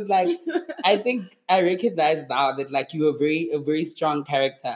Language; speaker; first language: English; non-native, local second language; Tswana